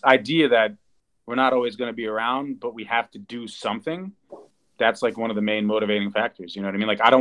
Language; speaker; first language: English; native; English